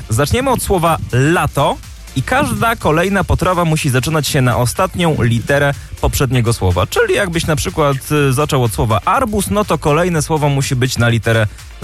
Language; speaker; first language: Polish; native; Polish